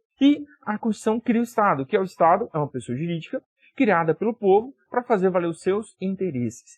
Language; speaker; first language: Portuguese; native; Portuguese